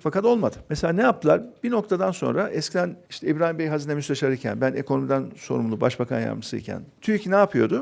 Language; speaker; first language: Turkish; native; Turkish